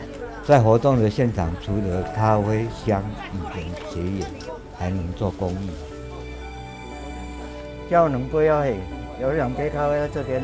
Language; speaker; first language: Chinese; non-native, local second language; Min Nan Chinese